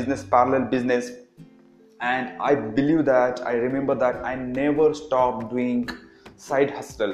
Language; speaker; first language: English; non-native, local second language; Marathi